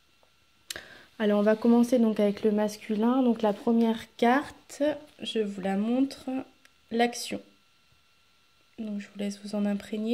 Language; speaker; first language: French; native; French